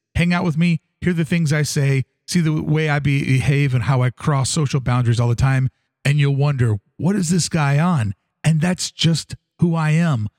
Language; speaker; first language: English; native; English